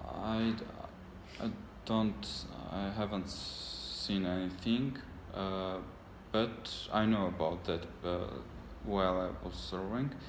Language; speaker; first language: English; non-native, learner; Armenian